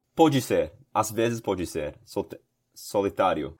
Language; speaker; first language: Portuguese; non-native, learner; English